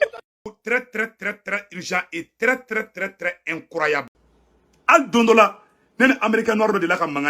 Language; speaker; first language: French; non-native, local second language; Bambara